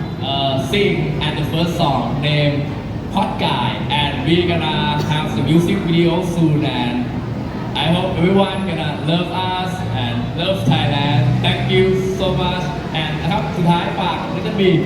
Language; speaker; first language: English; non-native, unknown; Thai